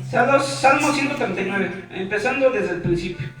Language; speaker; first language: Spanish; native; Spanish